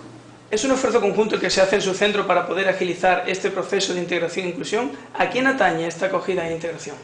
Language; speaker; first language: Spanish; native; Spanish